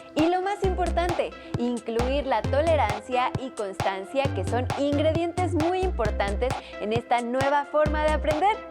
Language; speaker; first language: Spanish; native; Spanish